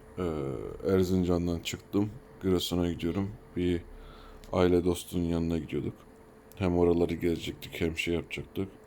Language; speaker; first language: Turkish; early bilingual, heritage; Turkish